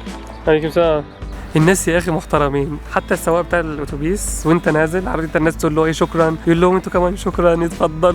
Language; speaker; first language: Arabic; native; Arabic